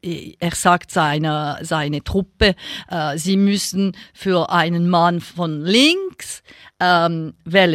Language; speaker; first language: German; non-native, local second language; French